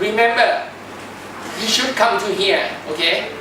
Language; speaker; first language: English; non-native, fluent; Thai